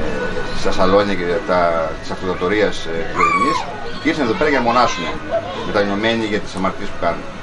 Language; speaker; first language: Greek; native; Greek